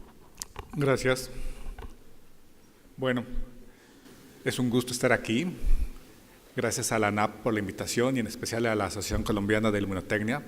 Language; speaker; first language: Spanish; native; Spanish